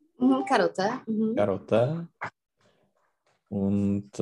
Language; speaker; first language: German; non-native, learner; Czech